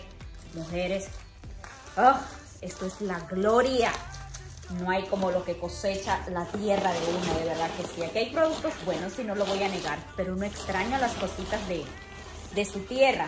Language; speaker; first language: Spanish; native; Spanish